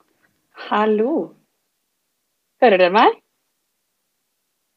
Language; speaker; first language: Norwegian; native; Norwegian